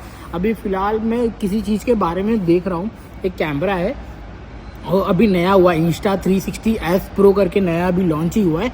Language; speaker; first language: Hindi; native; Hindi